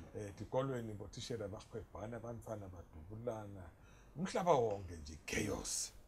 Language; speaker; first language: Zulu; non-native, local second language; Swati